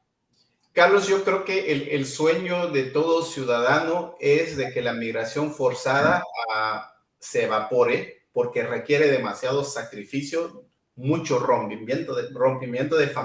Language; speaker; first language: Spanish; non-native, local second language; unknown